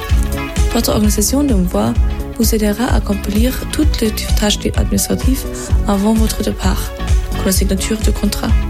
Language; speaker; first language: French; non-native, fluent; German